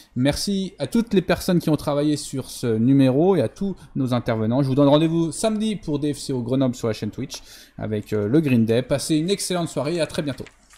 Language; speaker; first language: French; native; French